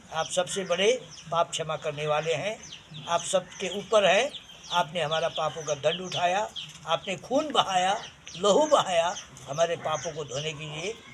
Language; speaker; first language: Hindi; non-native, local second language; Nepali